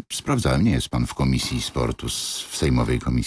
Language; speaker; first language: Polish; native; Polish